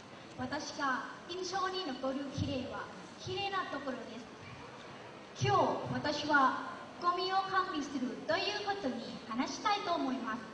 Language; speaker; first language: Japanese; non-native, learner; Lao